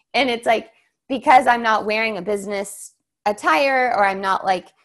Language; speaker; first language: English; native; English